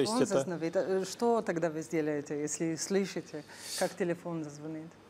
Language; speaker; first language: Russian; non-native, fluent; Slovenian